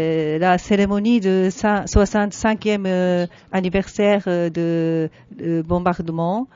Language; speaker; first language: French; non-native, fluent; Japanese